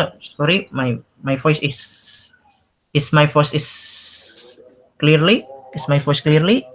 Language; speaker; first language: English; non-native, local second language; Indonesian